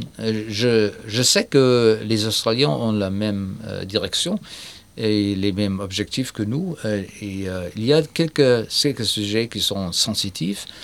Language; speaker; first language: French; non-native, fluent; German